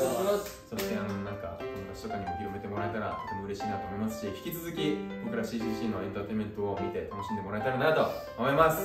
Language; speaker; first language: Japanese; native; Japanese